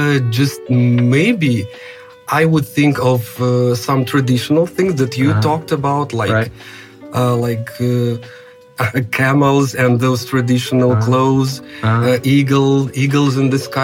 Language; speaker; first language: English; non-native, fluent; Kazakh